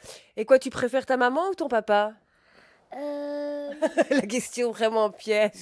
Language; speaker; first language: French; native; French